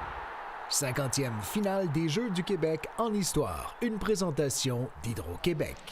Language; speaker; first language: French; native; French